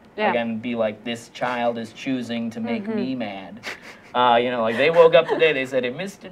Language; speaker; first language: English; native; English